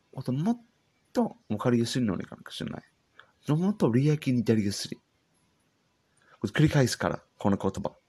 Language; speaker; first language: Japanese; non-native, learner; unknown